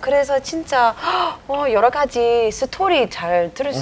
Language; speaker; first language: Korean; non-native, fluent; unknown